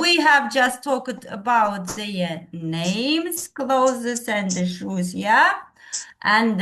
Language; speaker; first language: English; non-native, fluent; Kazakh